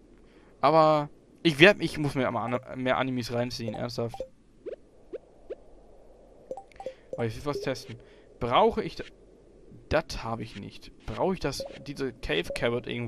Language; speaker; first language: German; native; German